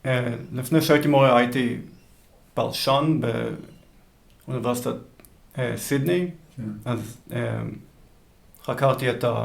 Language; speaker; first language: Hebrew; early bilingual, heritage; Hebrew